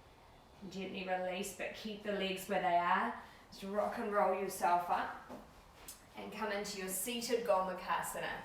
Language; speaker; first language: English; native; English